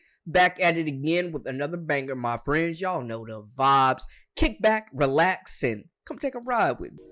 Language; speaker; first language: English; native; English